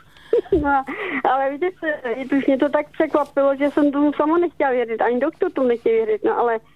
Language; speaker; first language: Czech; native; Czech